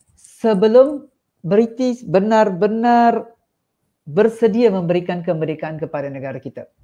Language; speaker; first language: Malay; non-native, local second language; Tamil